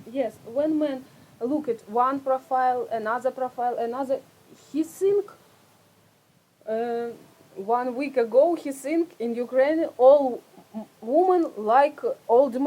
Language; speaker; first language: English; non-native, learner; Russian